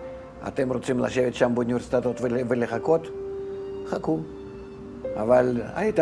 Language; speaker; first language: Hebrew; non-native, fluent; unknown